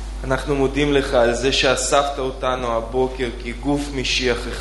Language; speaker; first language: Hebrew; non-native, fluent; Russian